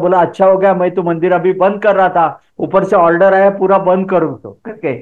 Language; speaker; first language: Hindi; non-native, local second language; Marathi